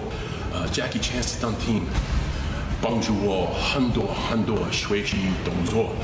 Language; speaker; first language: Chinese; non-native, learner; English